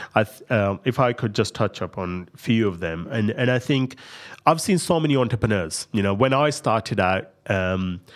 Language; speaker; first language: English; non-native, local second language; Punjabi